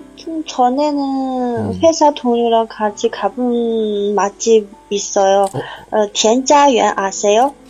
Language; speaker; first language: Korean; non-native, learner; Chinese